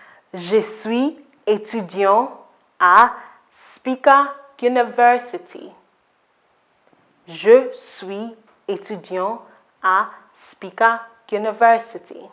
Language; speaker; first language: French; non-native, fluent; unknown